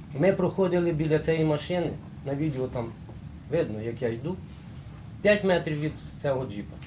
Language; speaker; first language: Ukrainian; native; Ukrainian